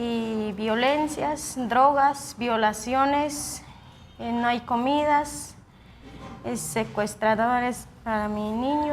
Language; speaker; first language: Spanish; non-native, local second language; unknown